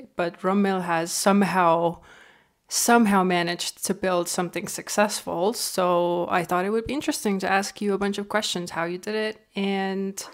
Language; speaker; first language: English; non-native, fluent; Estonian